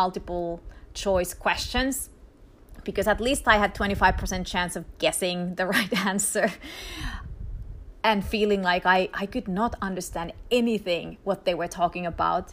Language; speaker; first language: English; non-native, fluent; Finnish